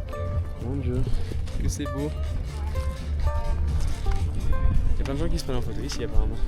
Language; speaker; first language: French; native; French